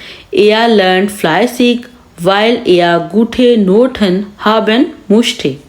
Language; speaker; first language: German; non-native, fluent; Urdu